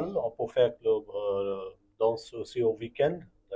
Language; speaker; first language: French; non-native, fluent; Bangla